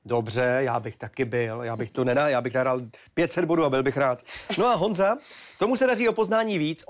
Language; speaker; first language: Czech; native; Czech